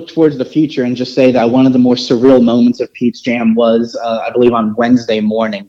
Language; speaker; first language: English; native; English